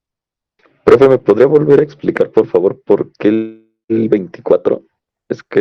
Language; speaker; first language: Spanish; native; Spanish